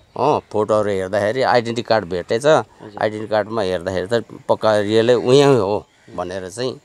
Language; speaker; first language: Nepali; native; Nepali